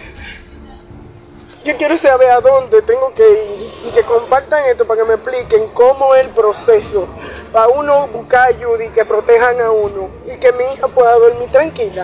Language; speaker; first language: Spanish; native; Spanish